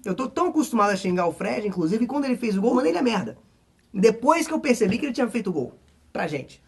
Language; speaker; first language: Portuguese; native; Portuguese